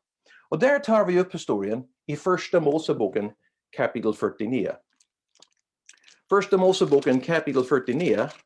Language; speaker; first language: Swedish; non-native, fluent; English